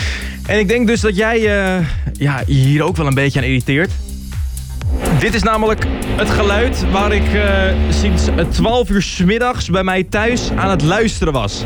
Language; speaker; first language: Dutch; native; Dutch